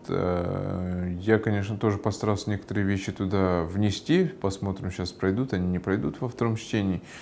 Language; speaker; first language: Russian; non-native, local second language; Kyrgyz